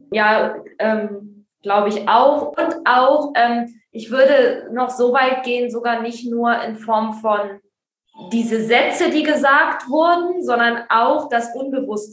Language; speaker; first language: German; native; German